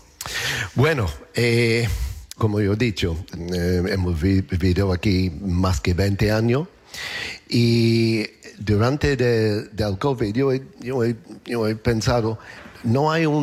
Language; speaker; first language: Spanish; non-native, learner; English